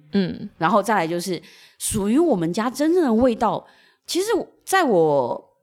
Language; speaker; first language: Chinese; native; Chinese